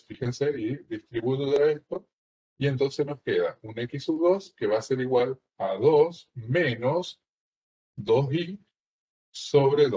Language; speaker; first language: Spanish; native; Spanish